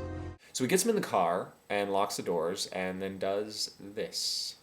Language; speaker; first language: English; native; English